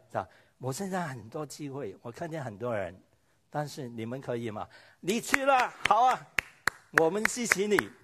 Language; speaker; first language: Chinese; non-native, local second language; Cantonese